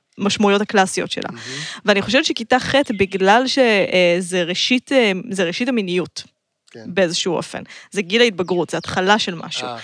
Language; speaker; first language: Hebrew; native; Hebrew